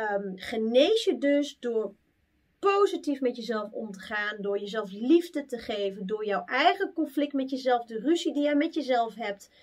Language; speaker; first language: Dutch; native; Dutch